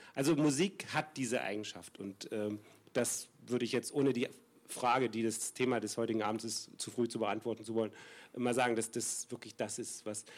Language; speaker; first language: German; native; German